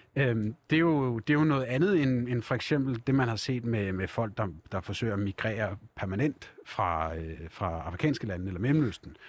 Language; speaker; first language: Danish; native; Danish